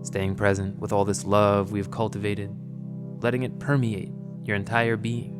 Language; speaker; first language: English; native; English